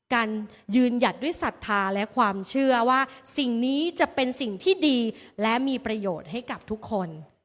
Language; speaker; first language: Thai; native; Thai